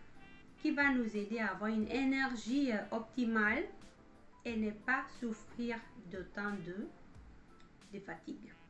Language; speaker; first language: French; non-native, fluent; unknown